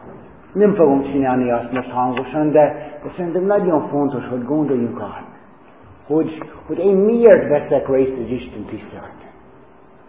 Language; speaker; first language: Hungarian; non-native, learner; English